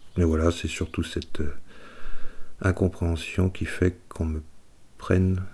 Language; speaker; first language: French; native; French